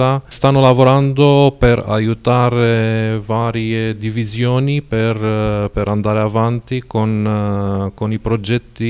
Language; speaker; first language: Italian; non-native, fluent; Romanian